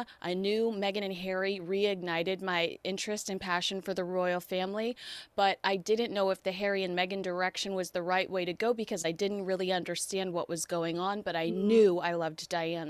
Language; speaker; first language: English; native; English